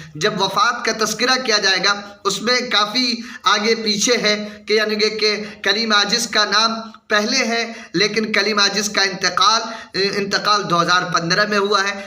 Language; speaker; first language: Urdu; native; Urdu